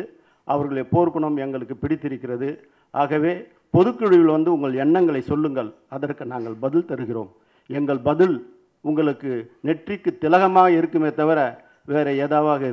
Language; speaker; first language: Tamil; native; Tamil